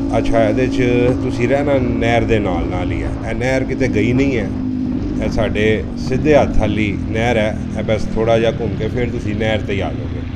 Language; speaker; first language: Punjabi; non-native, local second language; Urdu